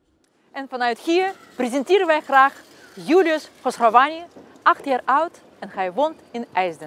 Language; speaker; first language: Dutch; non-native, fluent; Russian